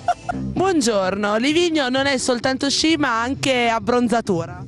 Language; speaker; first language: Italian; native; Italian